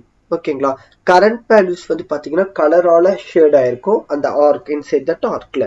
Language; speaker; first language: Tamil; native; Tamil